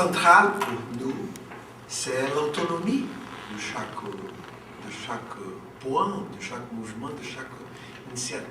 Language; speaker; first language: French; non-native, fluent; Portuguese